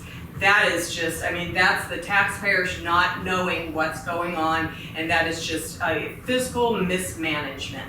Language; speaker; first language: English; native; English